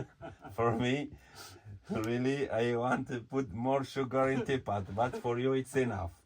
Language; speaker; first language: English; non-native, learner; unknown